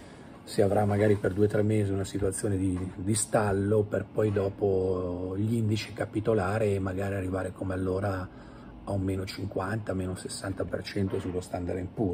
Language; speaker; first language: Italian; native; Italian